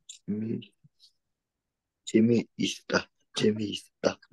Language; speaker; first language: Korean; non-native, learner; Kyrgyz